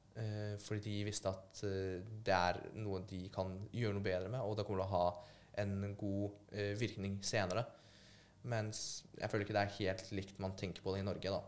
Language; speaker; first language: Norwegian; early bilingual, other home language; Polish